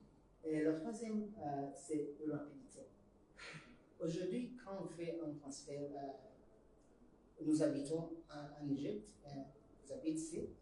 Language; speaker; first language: French; non-native, learner; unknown